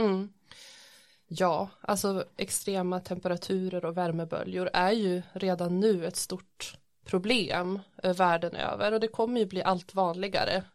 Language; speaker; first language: Swedish; native; Swedish